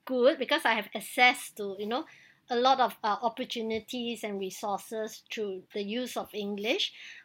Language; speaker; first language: English; native; English